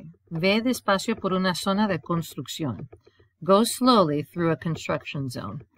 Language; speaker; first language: Spanish; non-native, fluent; English